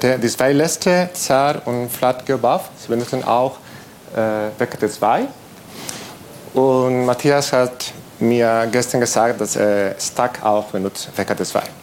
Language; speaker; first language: German; non-native, fluent; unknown